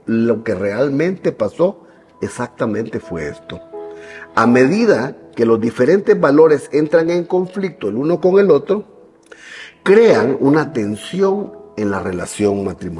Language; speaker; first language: Spanish; native; Spanish